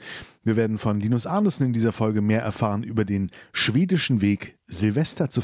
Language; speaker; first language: German; native; German